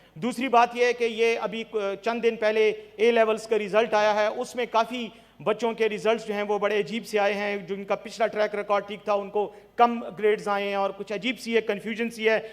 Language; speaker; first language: Urdu; non-native, local second language; Pashto